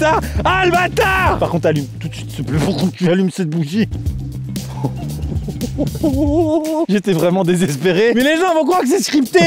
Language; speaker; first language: French; native; French